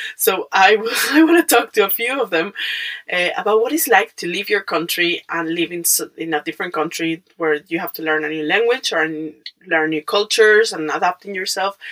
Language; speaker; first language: English; non-native, fluent; Spanish